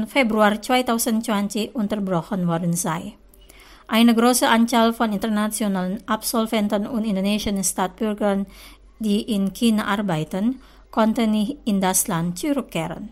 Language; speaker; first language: German; non-native, fluent; Indonesian